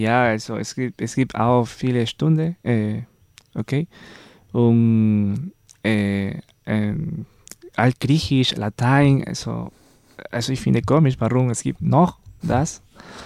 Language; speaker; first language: German; non-native, learner; Spanish